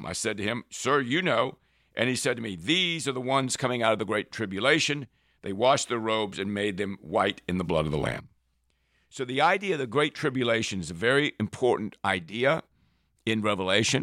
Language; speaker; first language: English; native; English